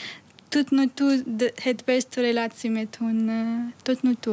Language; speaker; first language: Dutch; non-native, learner; Arabic